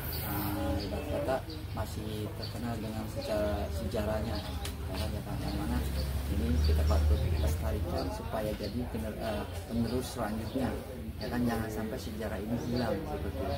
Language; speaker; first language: Indonesian; native; Indonesian